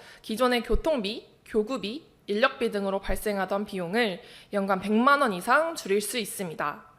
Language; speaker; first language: Korean; native; Korean